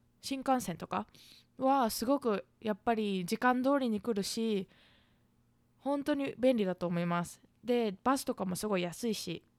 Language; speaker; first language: Japanese; native; Japanese